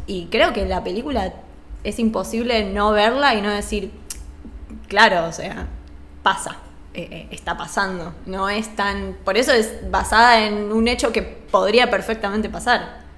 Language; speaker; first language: Spanish; native; Spanish